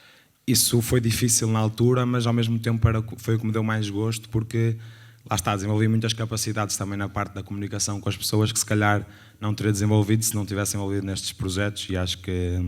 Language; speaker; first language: Portuguese; native; Portuguese